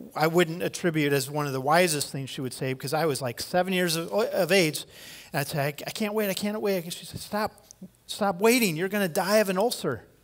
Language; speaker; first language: English; native; English